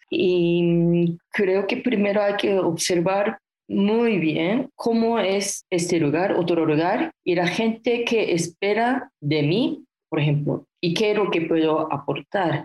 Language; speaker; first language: Spanish; non-native, fluent; Japanese